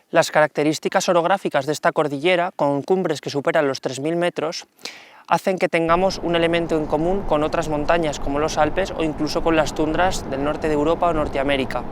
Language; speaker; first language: Spanish; native; Spanish